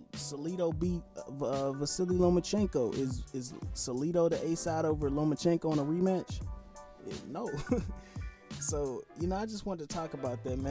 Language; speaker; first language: English; native; English